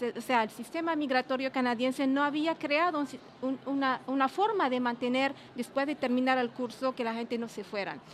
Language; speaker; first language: Spanish; non-native, fluent; Arabic